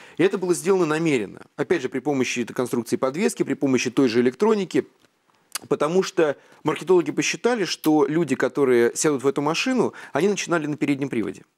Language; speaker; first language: Russian; native; Russian